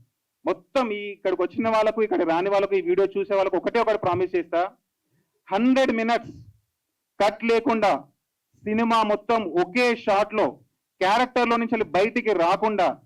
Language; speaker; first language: Telugu; native; Telugu